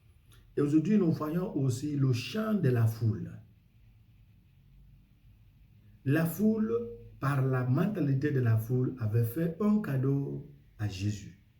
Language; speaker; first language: French; non-native, fluent; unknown